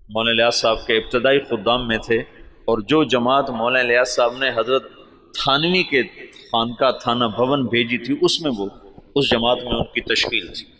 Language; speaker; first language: Urdu; non-native, local second language; Punjabi